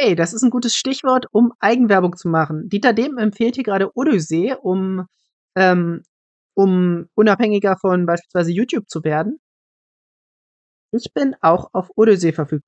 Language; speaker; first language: German; native; German